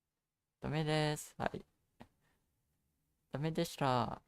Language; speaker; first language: Japanese; non-native, learner; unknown